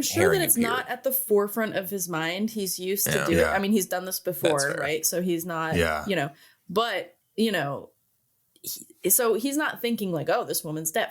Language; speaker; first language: English; native; English